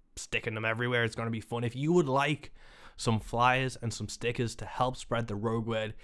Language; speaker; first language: English; native; English